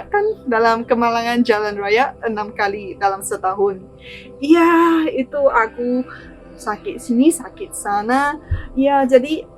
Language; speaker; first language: Indonesian; non-native, fluent; Chinese